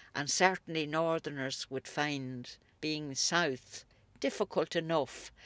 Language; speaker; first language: English; native; English